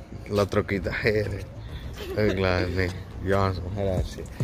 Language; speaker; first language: English; early bilingual, other home language; Spanish